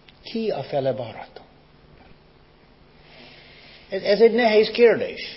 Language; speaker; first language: Hungarian; non-native, fluent; English